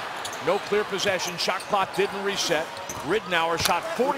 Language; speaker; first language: English; native; English